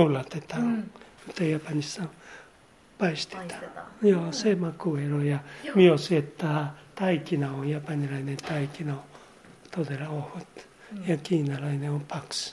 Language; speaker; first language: Finnish; non-native, learner; Japanese